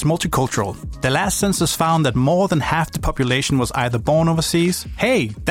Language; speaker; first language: English; non-native, fluent; Danish